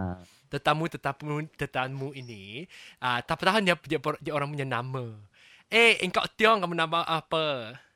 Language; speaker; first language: Malay; non-native, local second language; Chinese